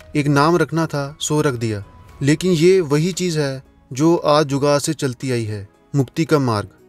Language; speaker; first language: Hindi; non-native, local second language; Punjabi